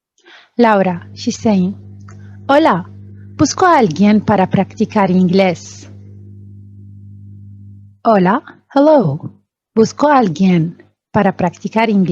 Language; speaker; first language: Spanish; non-native, fluent; Arabic